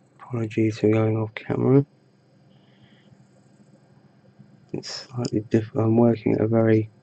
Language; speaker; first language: English; native; English